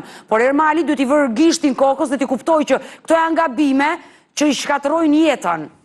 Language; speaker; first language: Albanian; native; Albanian